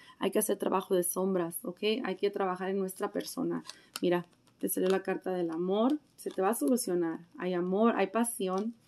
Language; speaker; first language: Spanish; early bilingual, heritage; Spanish